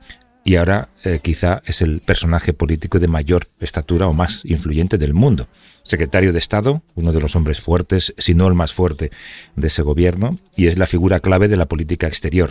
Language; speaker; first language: Spanish; native; Spanish